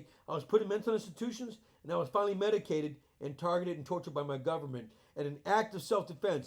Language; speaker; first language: English; native; English